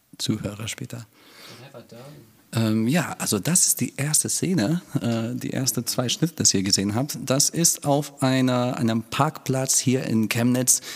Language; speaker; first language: German; non-native, fluent; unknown